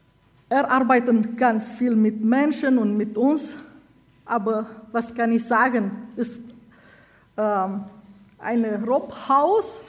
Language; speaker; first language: German; non-native, learner; Romanian